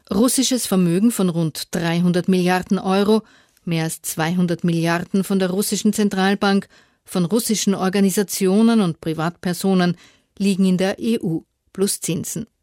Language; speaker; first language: German; native; German